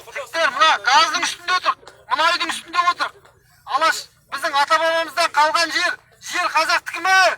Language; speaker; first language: Kazakh; native; Kazakh